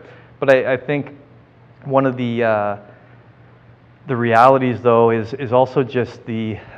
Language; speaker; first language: English; native; English